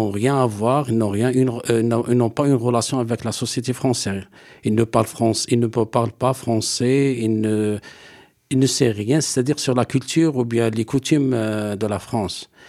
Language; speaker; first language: French; non-native, local second language; Arabic